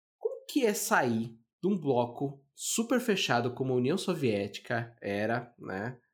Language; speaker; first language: Portuguese; native; Portuguese